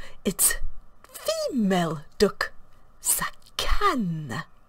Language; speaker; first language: English; non-native, fluent; French